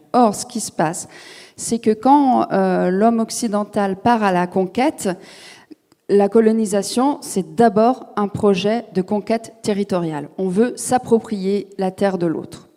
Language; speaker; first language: French; native; French